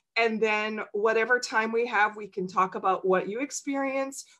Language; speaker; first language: English; native; English